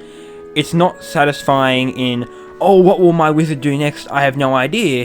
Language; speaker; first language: English; native; English